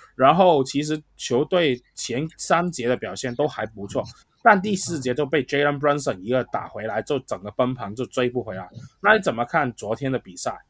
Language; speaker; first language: Chinese; non-native, local second language; Cantonese